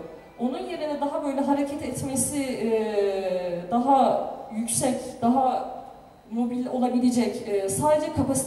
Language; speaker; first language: Turkish; native; Turkish